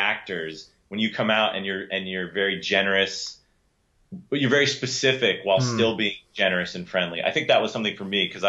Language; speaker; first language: English; native; English